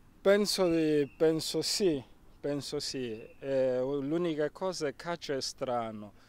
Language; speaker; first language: Italian; non-native, fluent; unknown